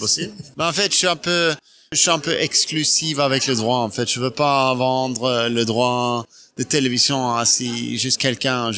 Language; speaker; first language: French; non-native, fluent; Norwegian